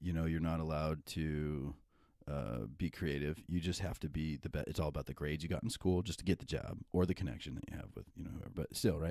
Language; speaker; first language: English; native; English